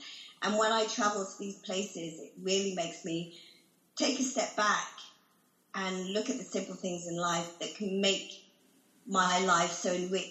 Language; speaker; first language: English; native; English